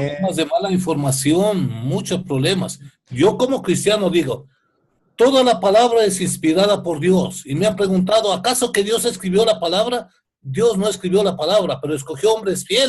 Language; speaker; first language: Spanish; native; Spanish